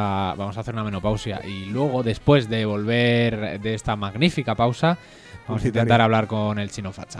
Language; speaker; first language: Spanish; native; Spanish